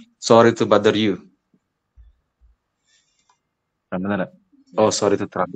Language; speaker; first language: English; non-native, learner; Indonesian